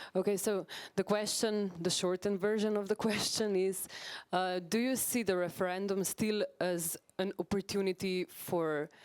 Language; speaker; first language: English; non-native, fluent; Slovenian